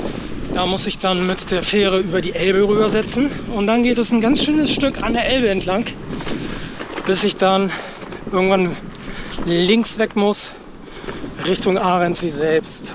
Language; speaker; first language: German; native; German